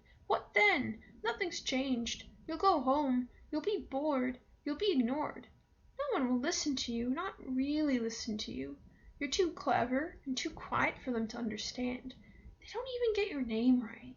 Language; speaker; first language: English; native; English